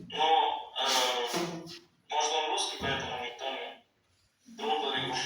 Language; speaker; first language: Russian; non-native, local second language; Punjabi